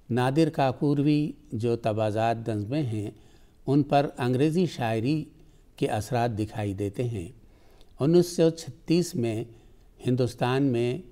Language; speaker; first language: Urdu; native; Urdu